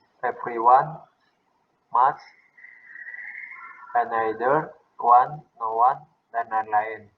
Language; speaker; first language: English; non-native, fluent; Indonesian